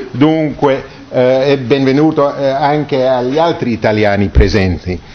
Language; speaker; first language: Italian; non-native, fluent; English